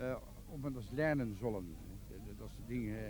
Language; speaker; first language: German; non-native, learner; Dutch